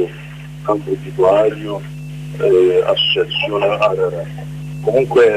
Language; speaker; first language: Italian; non-native, learner; Kurdish